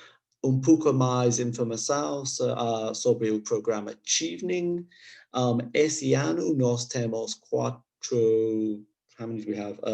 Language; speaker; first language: Portuguese; non-native, learner; English